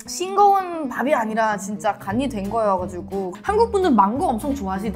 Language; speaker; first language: Korean; non-native, fluent; Thai